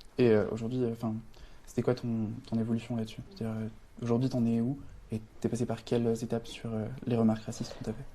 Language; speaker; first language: French; native; French